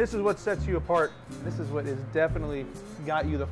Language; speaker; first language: English; native; English